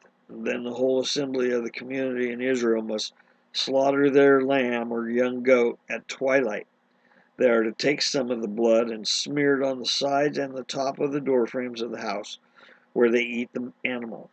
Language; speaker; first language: English; native; English